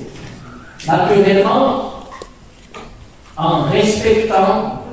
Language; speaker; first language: French; non-native, fluent; German